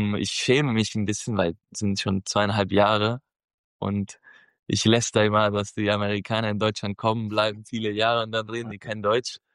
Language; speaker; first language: German; non-native, fluent; Spanish